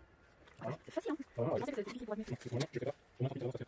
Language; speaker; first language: French; non-native, fluent; Chinese